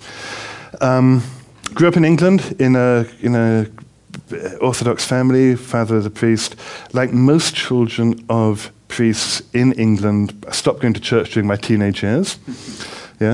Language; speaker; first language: English; native; English